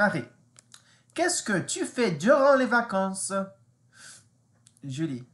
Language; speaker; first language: French; non-native, fluent; English